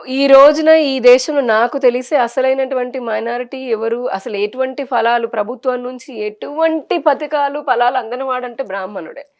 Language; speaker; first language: Telugu; native; Telugu